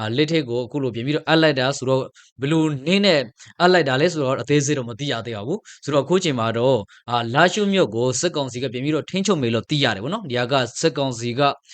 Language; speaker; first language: Burmese; native; Burmese